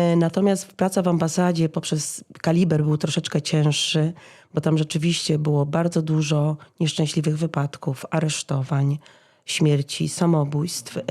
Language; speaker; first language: Polish; native; Polish